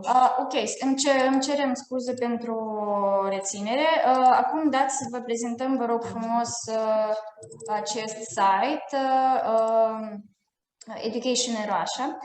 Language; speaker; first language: Romanian; non-native, fluent; Russian